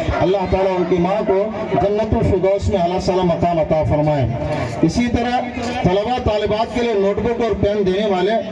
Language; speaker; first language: Urdu; native; Urdu